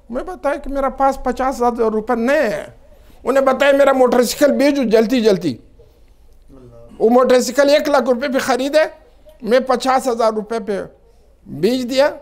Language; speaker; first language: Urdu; non-native, local second language; Pashto